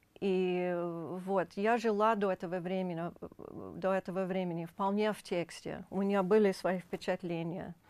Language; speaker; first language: Russian; non-native, fluent; English